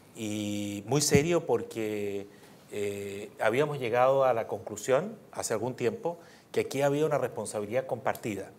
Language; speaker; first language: Spanish; native; Spanish